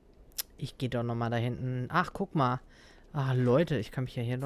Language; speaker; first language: German; native; German